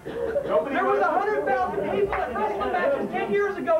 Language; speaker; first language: English; native; English